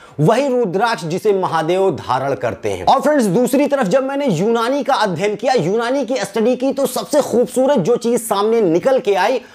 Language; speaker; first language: Hindi; native; Hindi